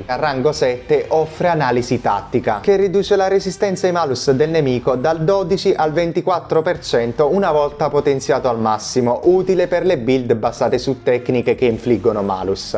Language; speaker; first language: Italian; native; Italian